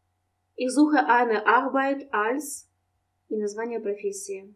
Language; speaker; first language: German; non-native, fluent; Russian